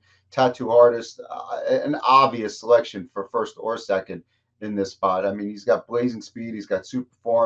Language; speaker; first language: English; native; English